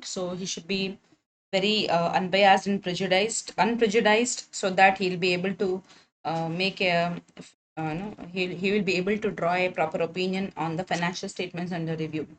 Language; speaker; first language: English; non-native, local second language; Kannada